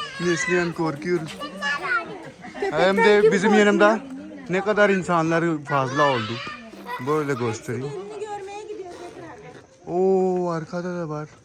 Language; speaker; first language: Turkish; non-native, learner; Punjabi